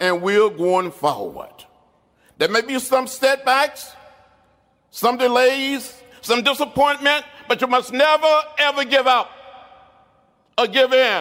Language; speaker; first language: English; native; English